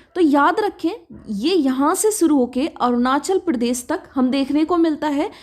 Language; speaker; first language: Hindi; native; Hindi